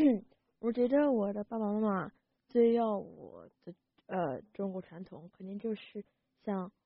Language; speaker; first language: Chinese; early bilingual, heritage; Chinese